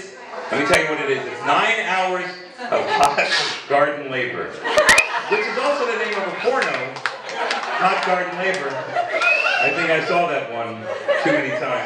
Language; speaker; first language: English; native; English